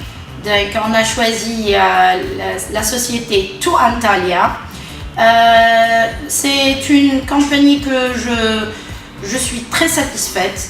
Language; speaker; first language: French; non-native, local second language; Arabic